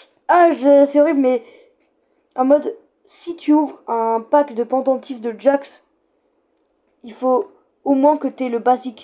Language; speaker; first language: French; native; French